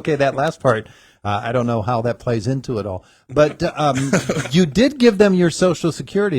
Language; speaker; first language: English; native; English